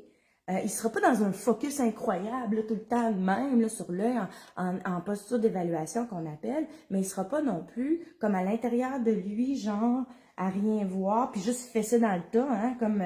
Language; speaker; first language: French; native; French